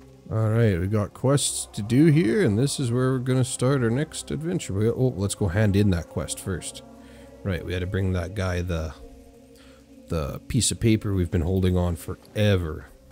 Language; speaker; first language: English; native; English